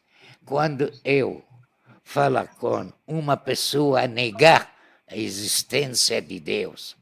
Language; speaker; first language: Portuguese; non-native, learner; Arabic